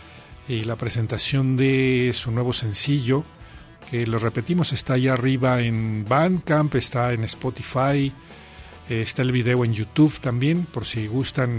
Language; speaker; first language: Spanish; native; Spanish